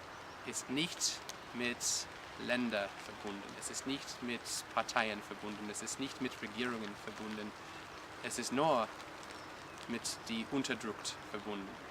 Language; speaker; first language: German; non-native, learner; English